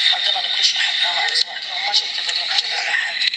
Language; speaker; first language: Arabic; native; Arabic